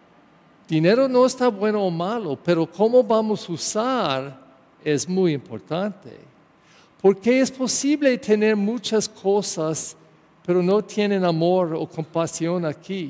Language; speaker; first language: Spanish; non-native, learner; English